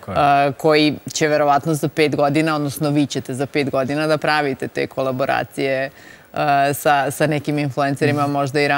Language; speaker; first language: Serbian; native; Serbian